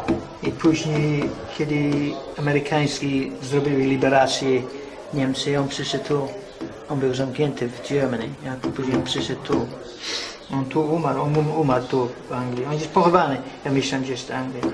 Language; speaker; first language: Polish; early bilingual, heritage; English